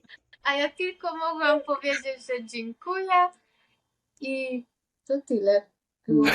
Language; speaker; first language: Polish; non-native, learner; Hungarian